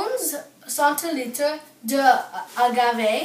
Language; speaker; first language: French; non-native, learner; English